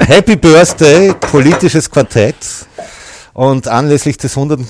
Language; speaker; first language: German; native; German